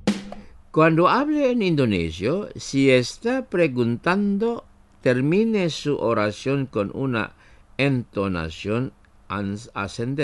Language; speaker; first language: Spanish; non-native, fluent; Indonesian